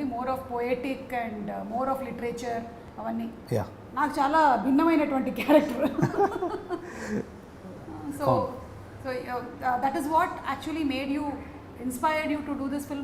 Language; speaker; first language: Telugu; native; Telugu